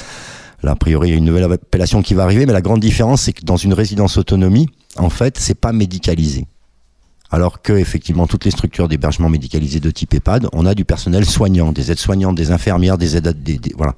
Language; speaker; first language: French; native; French